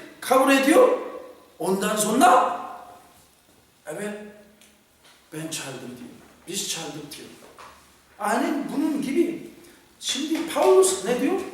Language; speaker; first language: Turkish; non-native, fluent; Korean